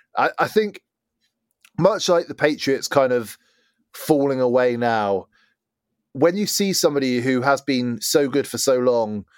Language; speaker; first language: English; native; English